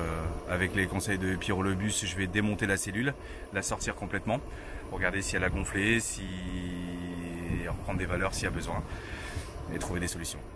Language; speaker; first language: French; native; French